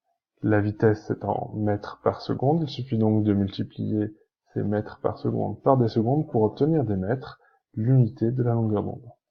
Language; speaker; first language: French; native; French